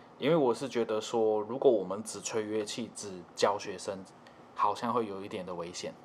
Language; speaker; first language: Chinese; native; Chinese